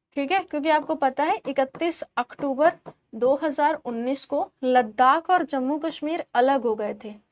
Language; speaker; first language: Hindi; native; Hindi